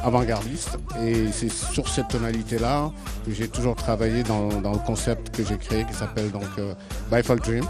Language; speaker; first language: French; non-native, local second language; Wolof